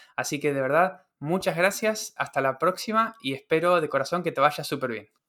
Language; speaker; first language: Spanish; native; Spanish